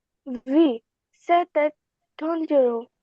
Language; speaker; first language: French; non-native, learner; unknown